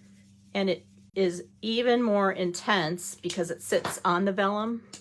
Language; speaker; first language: English; native; English